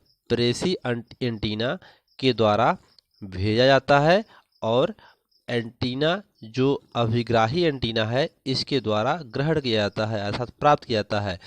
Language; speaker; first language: Hindi; native; Hindi